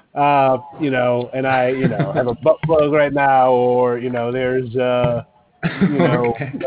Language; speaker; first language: English; native; English